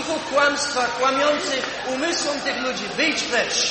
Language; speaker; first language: Polish; native; Polish